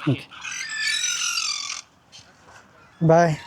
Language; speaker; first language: English; non-native, fluent; Bangla